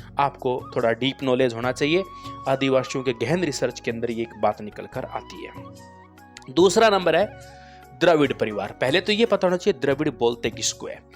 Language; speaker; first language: Hindi; native; Hindi